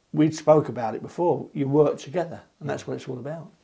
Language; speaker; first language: English; native; English